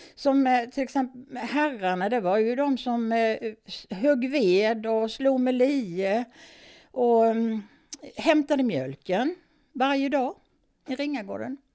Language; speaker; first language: Swedish; native; Swedish